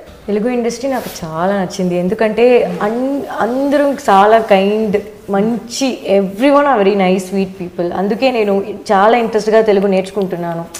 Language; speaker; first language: Telugu; non-native, learner; Tamil